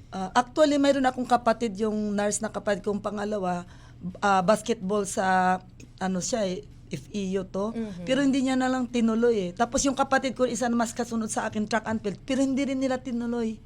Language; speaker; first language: Filipino; non-native, local second language; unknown